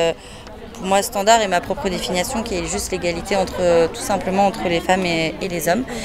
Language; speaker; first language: French; native; French